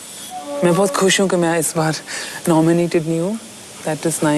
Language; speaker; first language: Hindi; native; Hindi